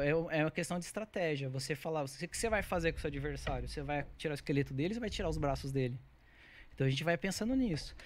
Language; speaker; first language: Portuguese; native; Portuguese